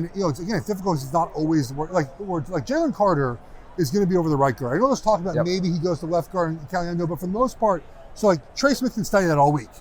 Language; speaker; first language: English; native; English